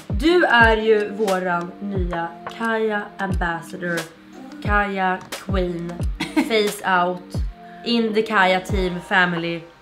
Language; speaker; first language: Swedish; native; Swedish